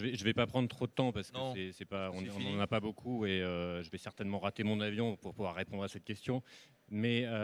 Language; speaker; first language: French; native; French